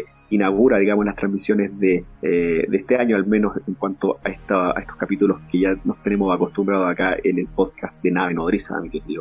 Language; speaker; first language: Spanish; native; Spanish